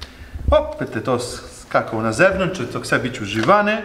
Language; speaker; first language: Polish; non-native, learner; Italian